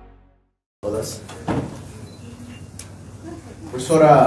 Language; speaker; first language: Spanish; native; Spanish